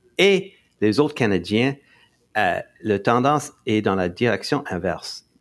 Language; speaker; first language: French; non-native, local second language; English